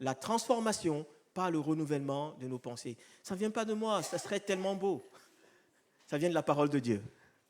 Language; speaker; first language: French; native; French